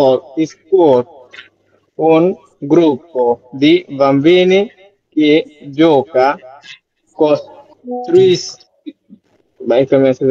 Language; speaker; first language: Italian; non-native, learner; Bangla